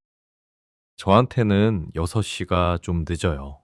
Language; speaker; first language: Korean; non-native, fluent; English